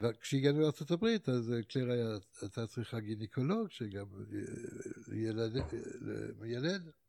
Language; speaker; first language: Hebrew; non-native, fluent; French